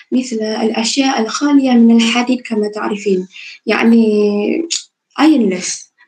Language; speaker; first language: Arabic; non-native, fluent; Malay